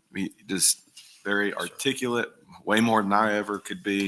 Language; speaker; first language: English; native; English